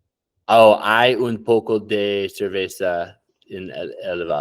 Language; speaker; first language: Spanish; non-native, learner; English